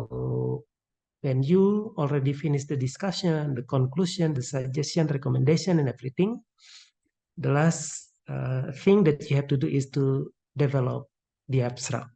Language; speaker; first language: English; non-native, local second language; Indonesian